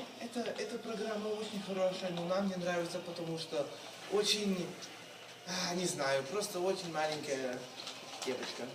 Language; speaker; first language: Russian; non-native, fluent; English